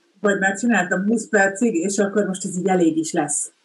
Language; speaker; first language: Hungarian; native; Hungarian